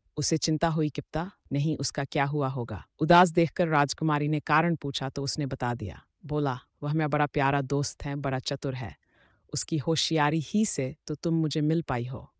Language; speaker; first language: Hindi; native; Hindi